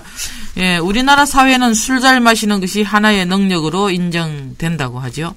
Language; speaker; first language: Korean; native; Korean